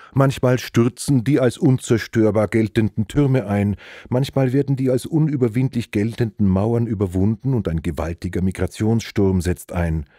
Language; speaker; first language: German; native; German